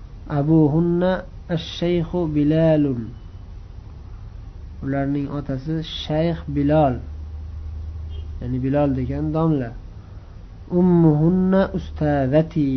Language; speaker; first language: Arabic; non-native, fluent; Uzbek